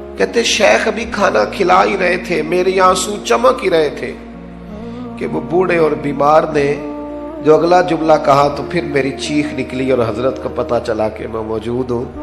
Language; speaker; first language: Urdu; non-native, local second language; Punjabi